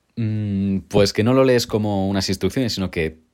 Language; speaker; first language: Spanish; native; Spanish